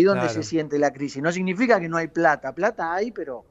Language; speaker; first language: Spanish; native; Spanish